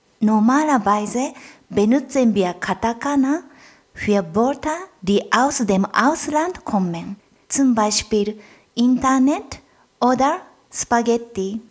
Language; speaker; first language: German; non-native, fluent; Japanese